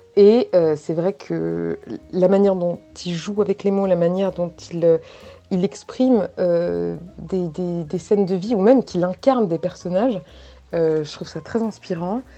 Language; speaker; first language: French; native; French